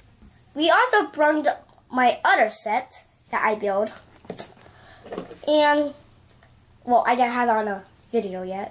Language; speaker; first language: English; native; English